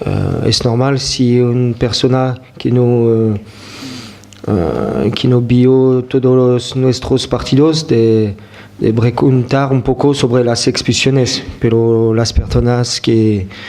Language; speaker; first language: Spanish; non-native, fluent; French